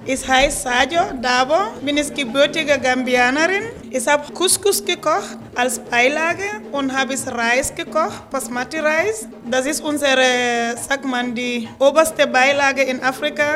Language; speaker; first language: German; non-native, learner; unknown